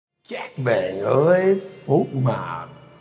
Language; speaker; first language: Vietnamese; non-native, fluent; English